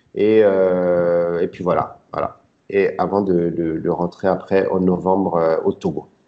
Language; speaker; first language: French; early bilingual, other home language; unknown